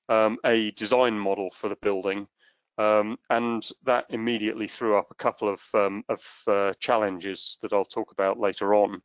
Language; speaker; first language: English; native; English